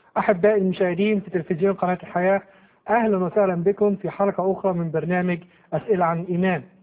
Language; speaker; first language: Arabic; native; Arabic